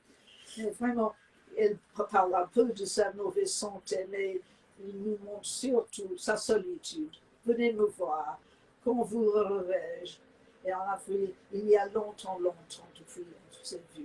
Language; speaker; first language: French; non-native, fluent; English